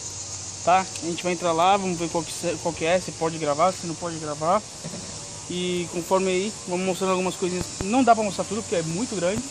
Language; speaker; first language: Portuguese; native; Portuguese